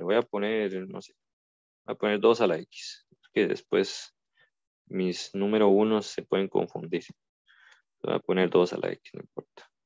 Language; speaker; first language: Spanish; native; Spanish